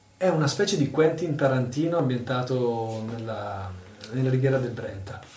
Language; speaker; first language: Italian; native; Italian